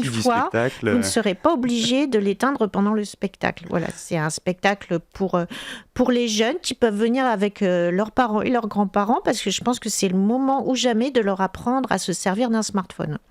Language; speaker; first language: French; native; French